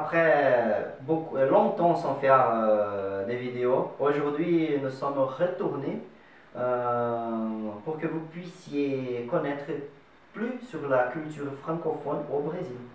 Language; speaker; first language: French; non-native, learner; Portuguese